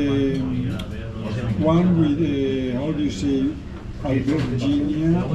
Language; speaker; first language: English; non-native, fluent; Spanish